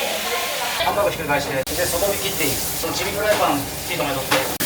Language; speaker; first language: Japanese; native; Japanese